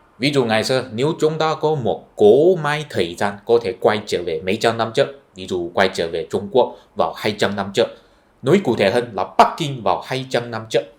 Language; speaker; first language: Vietnamese; non-native, fluent; Chinese